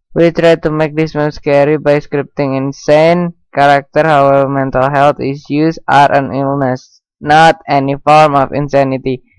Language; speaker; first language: English; non-native, learner; Indonesian